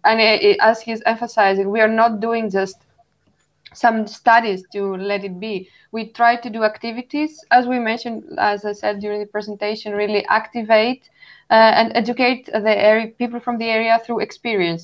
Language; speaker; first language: English; non-native, fluent; Greek